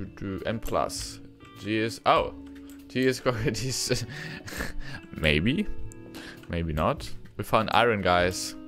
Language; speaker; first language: English; non-native, fluent; German